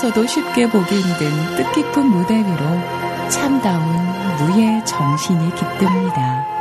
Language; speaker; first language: Korean; native; Korean